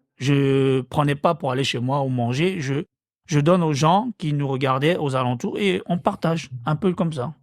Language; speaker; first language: French; non-native, local second language; Korean